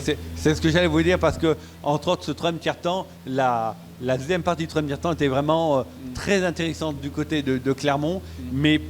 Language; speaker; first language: French; native; French